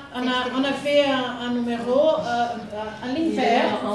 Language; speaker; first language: French; non-native, fluent; Portuguese